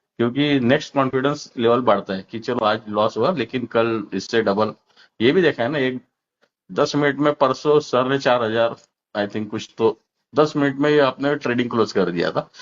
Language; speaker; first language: Hindi; non-native, local second language; Marathi